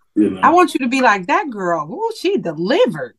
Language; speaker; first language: English; native; English